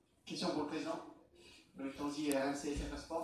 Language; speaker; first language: French; native; French